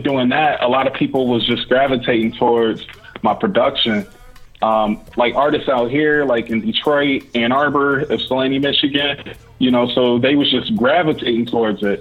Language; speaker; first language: English; native; English